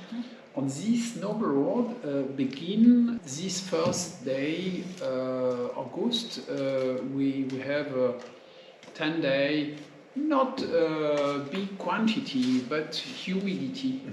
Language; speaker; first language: English; non-native, learner; French